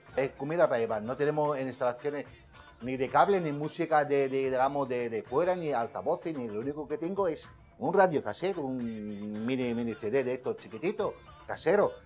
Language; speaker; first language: Spanish; non-native, fluent; Arabic